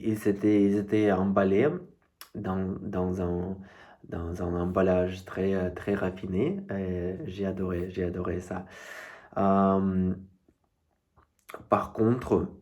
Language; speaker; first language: French; non-native, fluent; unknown